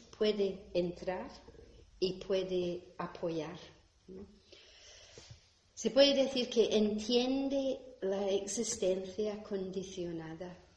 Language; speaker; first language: Spanish; non-native, fluent; English